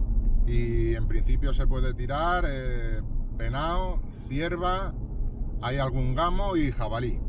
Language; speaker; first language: Spanish; native; Spanish